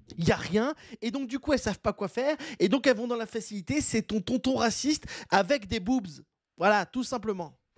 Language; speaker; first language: French; native; French